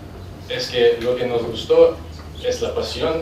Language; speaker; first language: Spanish; non-native, fluent; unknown